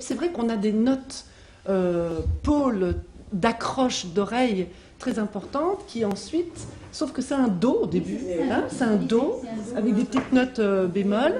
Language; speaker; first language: French; native; French